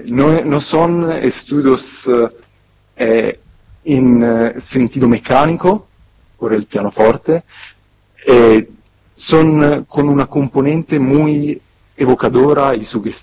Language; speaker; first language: Spanish; non-native, fluent; Italian